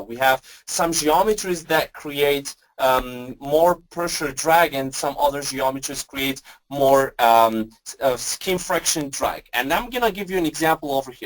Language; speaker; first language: English; non-native, fluent; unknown